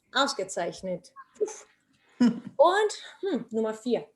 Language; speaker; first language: German; non-native, fluent; English